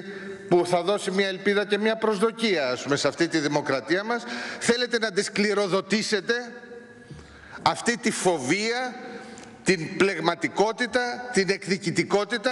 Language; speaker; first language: Greek; native; Greek